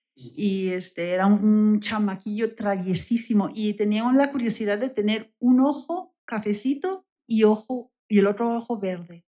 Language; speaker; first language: Spanish; native; Spanish